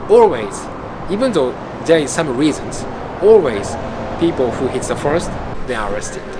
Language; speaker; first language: English; non-native, fluent; Japanese